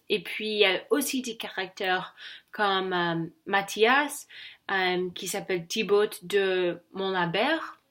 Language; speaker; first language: French; non-native, learner; English